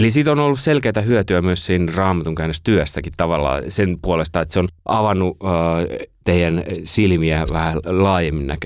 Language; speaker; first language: Finnish; native; Finnish